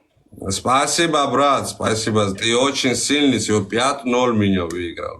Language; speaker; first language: Russian; non-native, learner; Georgian